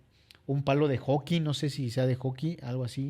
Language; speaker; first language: Spanish; native; Spanish